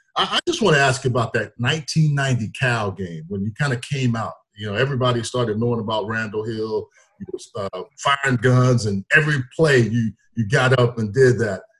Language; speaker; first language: English; native; English